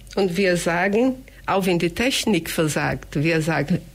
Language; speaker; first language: German; non-native, fluent; Portuguese